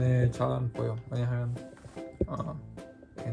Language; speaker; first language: Korean; non-native, learner; Polish